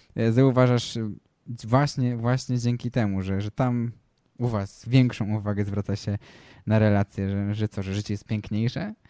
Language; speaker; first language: Polish; native; Polish